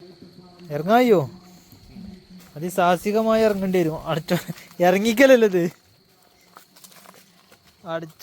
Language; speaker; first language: Malayalam; native; Malayalam